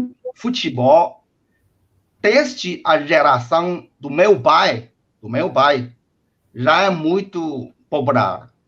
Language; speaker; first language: Portuguese; non-native, fluent; Chinese